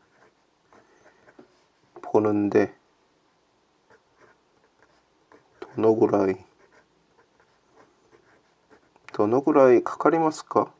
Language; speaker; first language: Japanese; non-native, learner; Korean